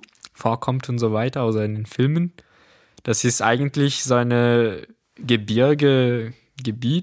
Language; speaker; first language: German; non-native, fluent; Portuguese